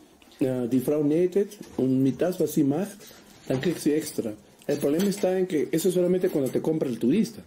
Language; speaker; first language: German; non-native, fluent; Spanish